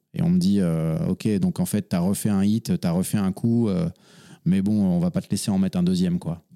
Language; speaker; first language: French; native; French